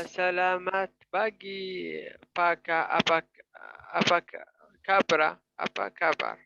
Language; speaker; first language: Indonesian; non-native, learner; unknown